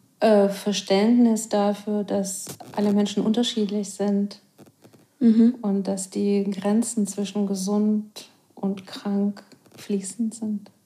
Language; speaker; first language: German; non-native, fluent; Russian